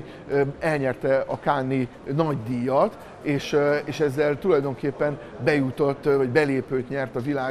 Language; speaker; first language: Hungarian; native; Hungarian